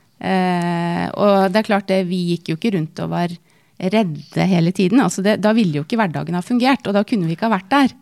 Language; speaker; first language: Norwegian; native; Norwegian